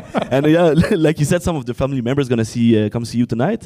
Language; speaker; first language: English; non-native, fluent; French